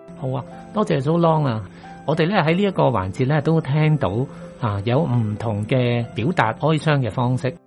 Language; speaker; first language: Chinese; non-native, local second language; Cantonese